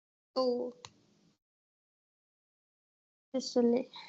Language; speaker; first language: French; non-native, learner; Spanish